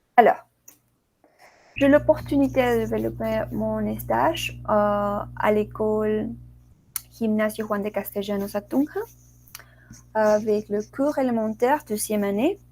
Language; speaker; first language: French; non-native, learner; Spanish